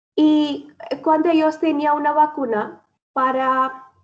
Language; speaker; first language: Spanish; non-native, learner; Malayalam